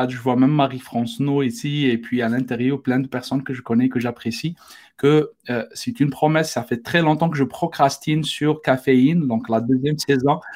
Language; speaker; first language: French; non-native, local second language; Arabic